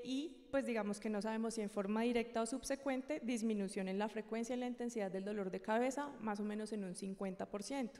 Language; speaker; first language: Spanish; native; Spanish